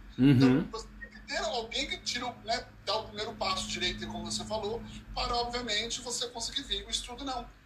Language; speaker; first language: Portuguese; early bilingual, heritage; Portuguese